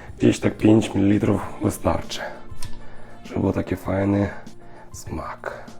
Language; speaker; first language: Polish; non-native, learner; Russian